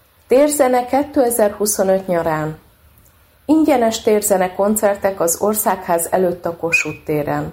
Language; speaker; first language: Hungarian; native; Hungarian